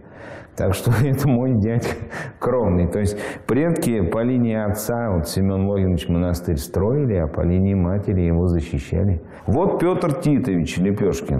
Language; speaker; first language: Russian; native; Russian